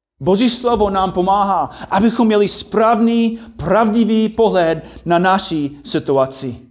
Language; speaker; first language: Czech; non-native, fluent; English